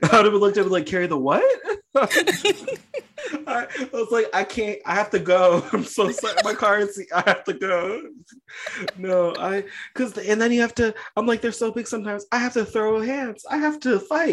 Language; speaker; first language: English; native; English